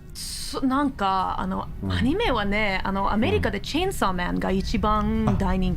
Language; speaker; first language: Japanese; non-native, learner; English